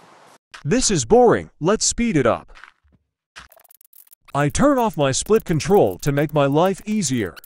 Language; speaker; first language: English; non-native, learner; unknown